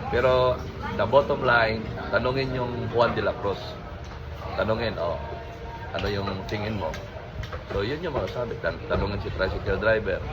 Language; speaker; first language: Filipino; non-native, local second language; Hiligaynon